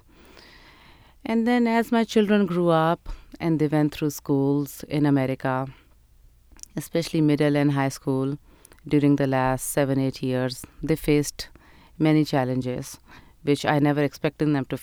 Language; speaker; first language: English; non-native, local second language; Urdu